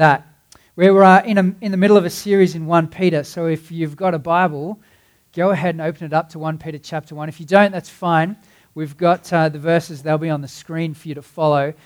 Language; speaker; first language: English; native; English